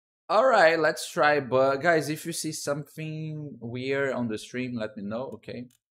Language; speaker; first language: English; non-native, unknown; Portuguese